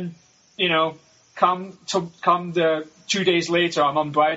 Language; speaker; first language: English; native; English